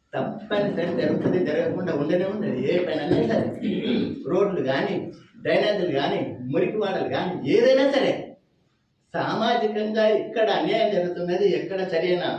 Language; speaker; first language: Telugu; native; Telugu